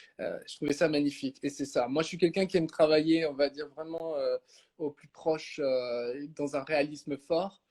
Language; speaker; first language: French; native; French